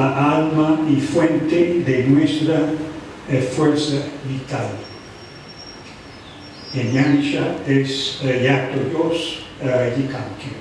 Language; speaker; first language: Spanish; non-native, fluent; English